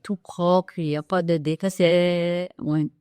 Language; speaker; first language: French; non-native, fluent; English